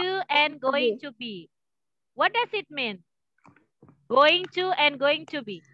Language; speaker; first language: English; non-native, learner; Indonesian